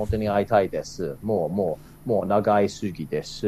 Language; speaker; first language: Japanese; non-native, learner; English